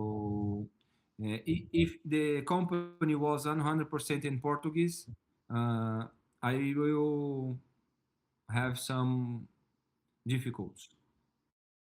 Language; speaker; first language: English; non-native, learner; Portuguese